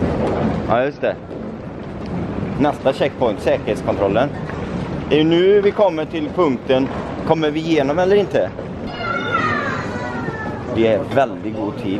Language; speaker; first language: Swedish; native; Swedish